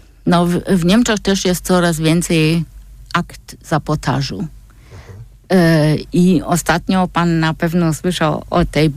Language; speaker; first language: Polish; non-native, fluent; German